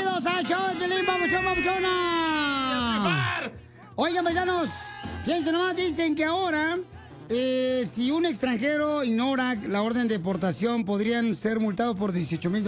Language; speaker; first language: Spanish; native; Spanish